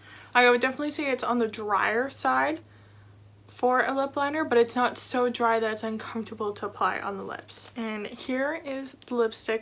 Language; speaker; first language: English; native; English